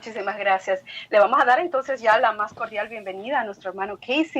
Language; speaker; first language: Spanish; native; Spanish